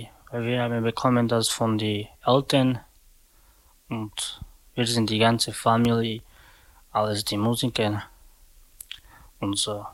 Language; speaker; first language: German; non-native, learner; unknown